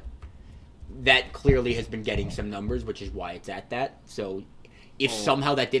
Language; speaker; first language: English; native; English